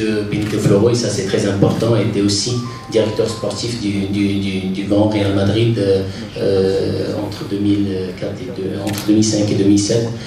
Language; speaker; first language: French; non-native, local second language; Arabic